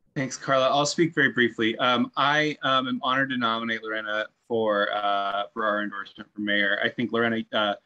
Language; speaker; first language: English; native; English